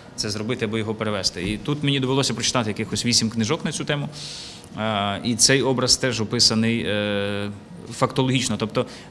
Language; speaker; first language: Ukrainian; native; Ukrainian